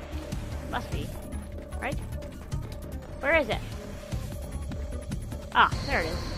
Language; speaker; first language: English; native; English